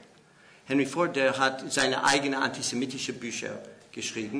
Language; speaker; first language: German; non-native, fluent; English